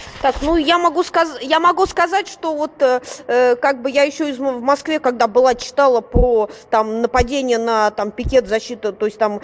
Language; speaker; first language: Russian; native; Russian